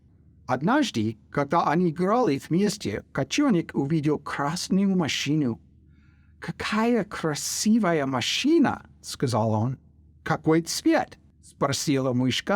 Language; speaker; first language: Russian; non-native, fluent; English